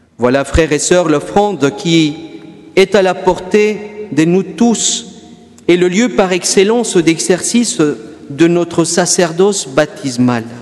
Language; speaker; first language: French; non-native, fluent; Spanish